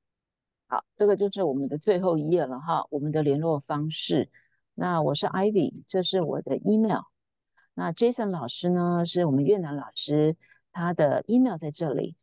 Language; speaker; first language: Chinese; native; Chinese